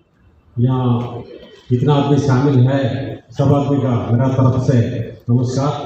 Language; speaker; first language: Hindi; non-native, local second language; Malayalam